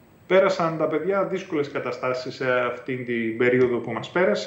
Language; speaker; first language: Greek; native; Greek